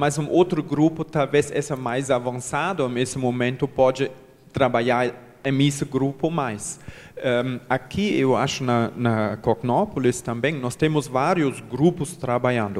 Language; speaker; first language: Portuguese; non-native, learner; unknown